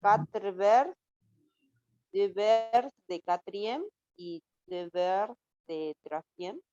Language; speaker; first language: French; non-native, learner; Spanish